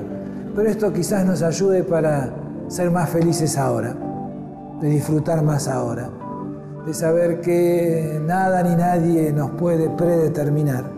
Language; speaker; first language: Spanish; native; Spanish